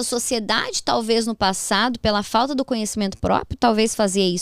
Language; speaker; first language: Portuguese; native; Portuguese